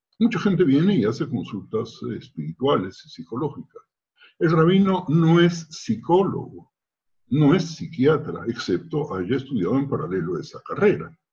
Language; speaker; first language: Spanish; native; Spanish